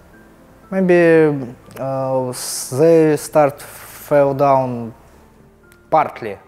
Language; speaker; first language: English; non-native, learner; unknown